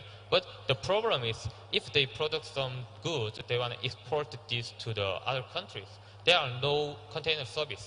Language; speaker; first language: English; non-native, learner; Korean